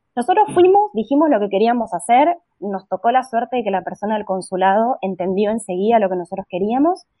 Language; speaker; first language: Spanish; native; Spanish